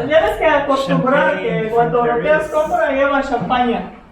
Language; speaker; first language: Spanish; non-native, fluent; Lithuanian